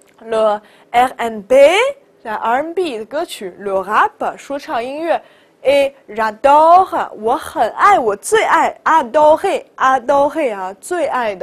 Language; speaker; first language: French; non-native, fluent; Chinese